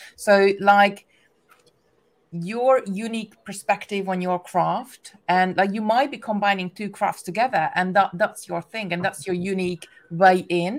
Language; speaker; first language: English; non-native, fluent; Hungarian